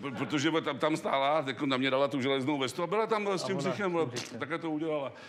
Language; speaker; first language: Czech; native; Czech